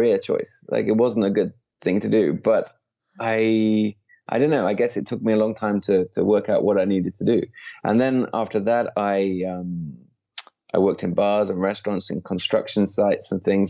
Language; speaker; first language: English; native; English